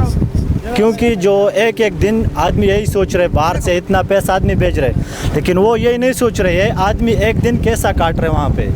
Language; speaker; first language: Hindi; non-native, local second language; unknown